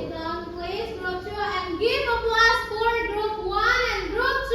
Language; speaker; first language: English; non-native, learner; Indonesian